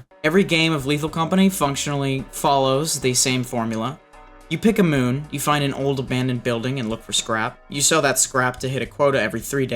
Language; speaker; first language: English; native; English